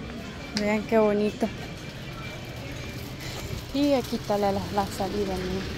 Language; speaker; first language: Spanish; native; Spanish